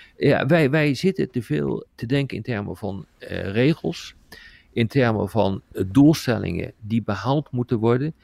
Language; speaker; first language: Dutch; native; Dutch